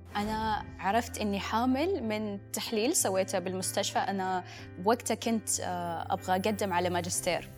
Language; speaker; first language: Arabic; early bilingual, other home language; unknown